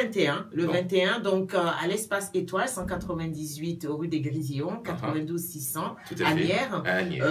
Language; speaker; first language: French; non-native, local second language; Baoulé